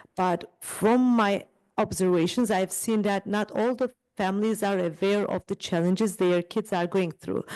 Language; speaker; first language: English; non-native, fluent; Turkish